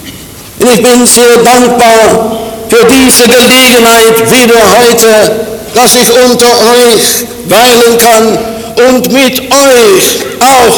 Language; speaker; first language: German; non-native, fluent; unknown